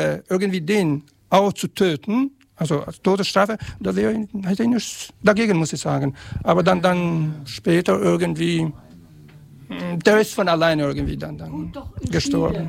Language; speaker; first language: German; non-native, fluent; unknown